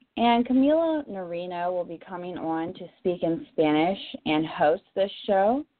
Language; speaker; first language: English; native; English